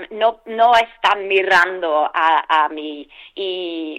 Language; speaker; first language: Spanish; non-native, fluent; English